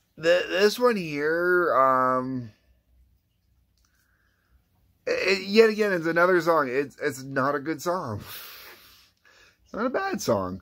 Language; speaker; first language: English; native; English